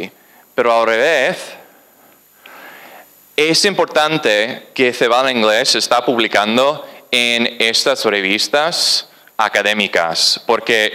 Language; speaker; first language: Spanish; non-native, fluent; English